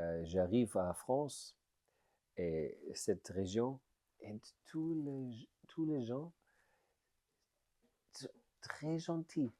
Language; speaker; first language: French; non-native, learner; German